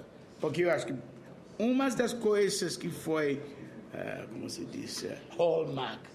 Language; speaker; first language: Portuguese; non-native, fluent; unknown